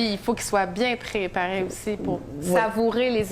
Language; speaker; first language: French; native; French